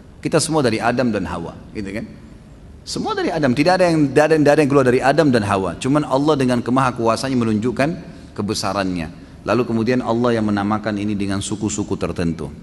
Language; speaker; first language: Indonesian; native; Indonesian